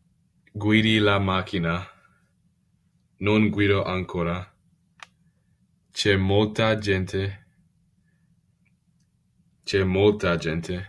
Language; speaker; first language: Italian; non-native, learner; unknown